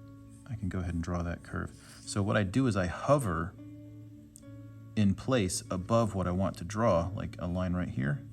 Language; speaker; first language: English; native; English